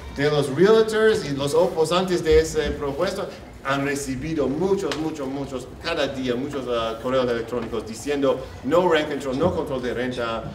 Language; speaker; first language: Spanish; non-native, learner; English